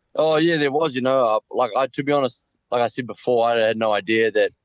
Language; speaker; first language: English; early bilingual, other home language; Samoan